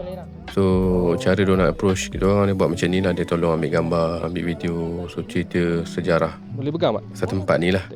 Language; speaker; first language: Malay; native; Malay